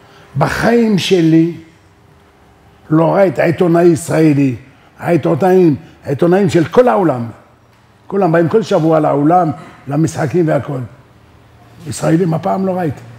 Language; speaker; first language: Hebrew; non-native, learner; French